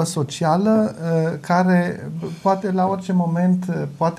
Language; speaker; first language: Romanian; non-native, local second language; German